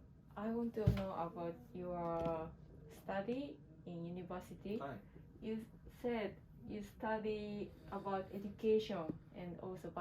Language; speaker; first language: English; non-native, learner; Japanese